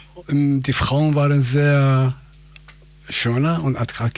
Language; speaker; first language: German; non-native, fluent; Persian